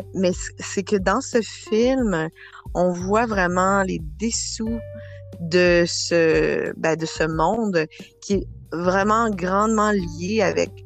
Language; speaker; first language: French; native; French